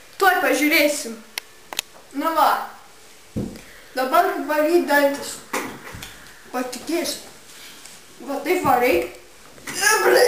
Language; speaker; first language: Lithuanian; native; Lithuanian